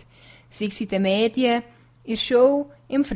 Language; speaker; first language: German; native; German